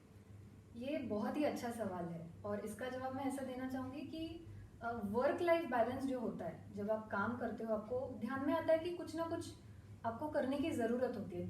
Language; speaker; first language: Hindi; non-native, local second language; Marathi